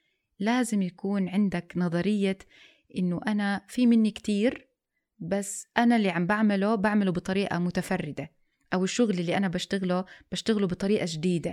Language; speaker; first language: Arabic; native; Arabic